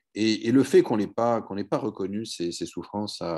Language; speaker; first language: French; native; French